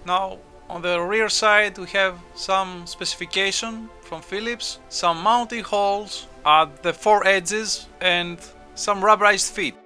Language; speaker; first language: English; non-native, fluent; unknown